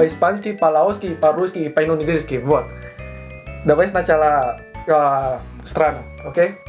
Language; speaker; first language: Russian; non-native, learner; Indonesian